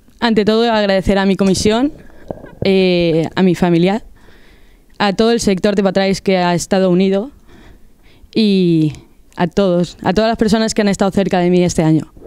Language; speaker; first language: Spanish; native; Spanish